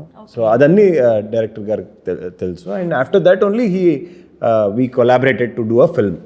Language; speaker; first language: Telugu; non-native, learner; Kannada